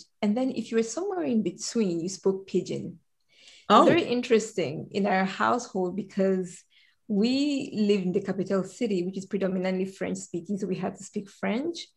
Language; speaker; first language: English; native; English